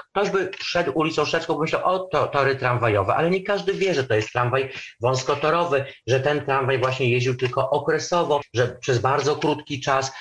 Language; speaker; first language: Polish; native; Polish